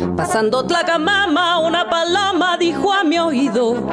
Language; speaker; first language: Spanish; native; Spanish